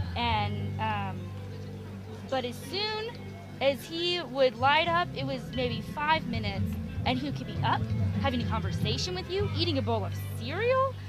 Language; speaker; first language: English; native; English